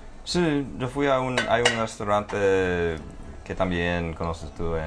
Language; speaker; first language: Spanish; non-native, fluent; English